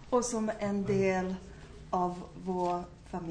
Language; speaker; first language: Swedish; non-native, fluent; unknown